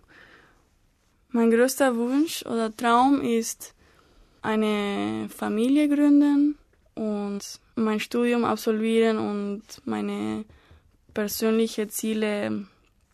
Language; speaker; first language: German; non-native, learner; Spanish